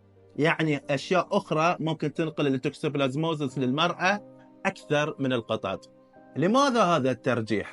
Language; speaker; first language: Arabic; native; Arabic